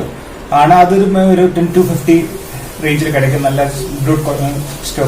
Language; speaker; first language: Tamil; non-native, learner; Malayalam